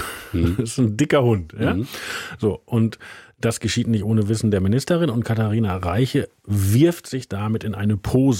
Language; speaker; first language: German; native; German